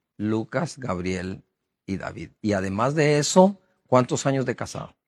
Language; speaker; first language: Spanish; native; Spanish